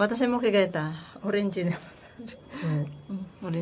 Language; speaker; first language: Japanese; non-native, learner; Filipino